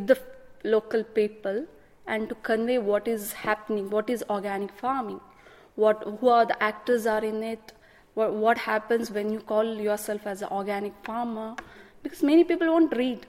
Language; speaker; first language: English; non-native, local second language; Kannada